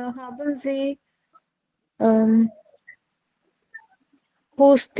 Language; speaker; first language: German; non-native, learner; Urdu